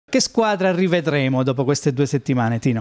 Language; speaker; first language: Italian; native; Italian